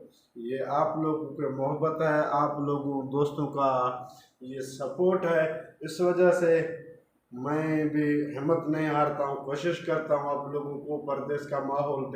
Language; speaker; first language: Hindi; non-native, local second language; Baluchi